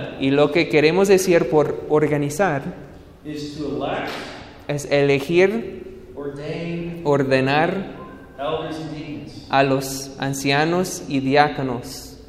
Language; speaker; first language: Spanish; non-native, learner; English